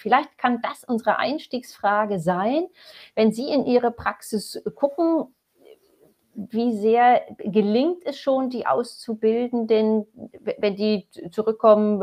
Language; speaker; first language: German; native; German